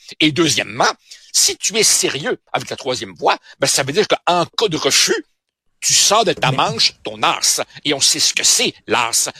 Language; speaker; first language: French; early bilingual, other home language; Spanish